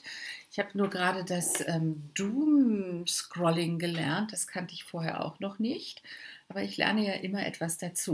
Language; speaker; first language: German; native; German